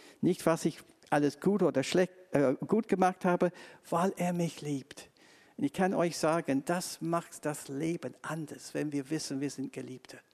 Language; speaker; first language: German; non-native, fluent; English